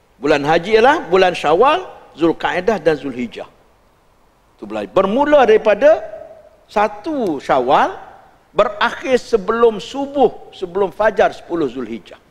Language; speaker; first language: Malay; native; Malay